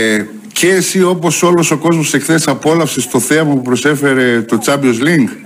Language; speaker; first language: Greek; native; Greek